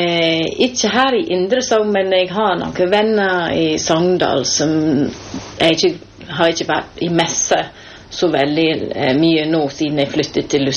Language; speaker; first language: Norwegian; non-native, fluent; English